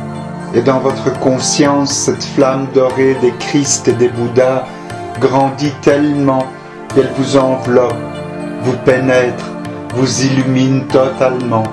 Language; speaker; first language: French; native; French